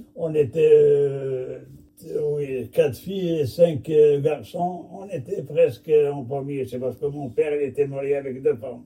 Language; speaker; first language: French; non-native, local second language; Arabic